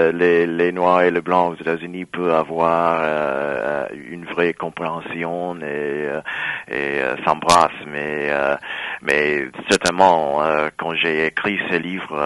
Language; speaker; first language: French; non-native, fluent; English